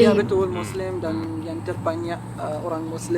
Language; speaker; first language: Indonesian; non-native, fluent; Arabic